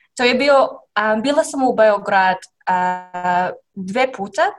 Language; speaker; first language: Serbian; non-native, learner; English